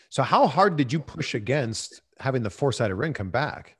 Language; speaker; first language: English; native; English